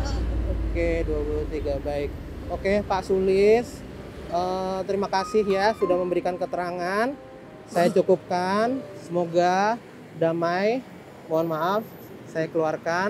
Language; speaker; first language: Indonesian; native; Indonesian